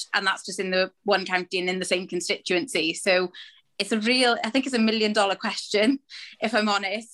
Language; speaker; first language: English; native; English